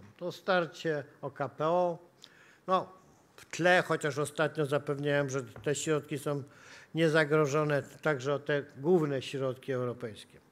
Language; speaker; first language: Polish; native; Polish